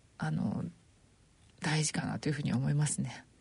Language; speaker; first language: Japanese; native; Japanese